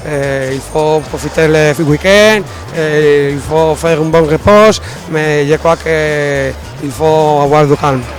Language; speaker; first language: French; non-native, fluent; Spanish